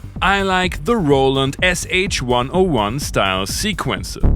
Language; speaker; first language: English; non-native, fluent; German